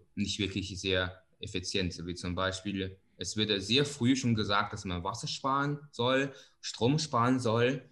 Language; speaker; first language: German; non-native, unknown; Chinese